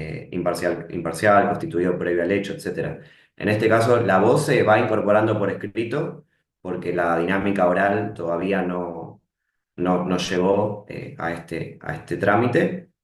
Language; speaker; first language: Spanish; native; Spanish